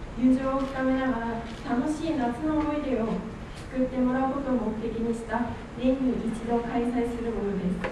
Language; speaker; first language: Japanese; non-native, fluent; Korean